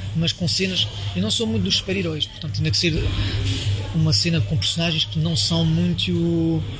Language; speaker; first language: Portuguese; early bilingual, heritage; French